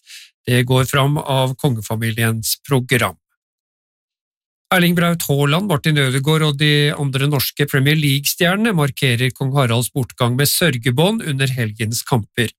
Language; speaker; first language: Norwegian; native; Norwegian